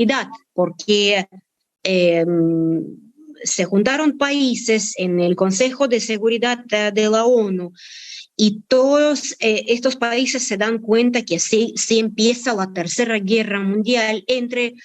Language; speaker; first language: Spanish; non-native, fluent; Russian